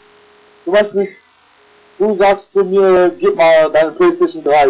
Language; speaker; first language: German; non-native, local second language; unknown